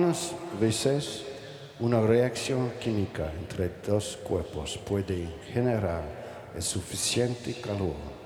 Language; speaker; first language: Spanish; non-native, learner; English